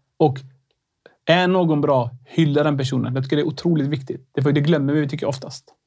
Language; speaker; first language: Swedish; early bilingual, other home language; Arabic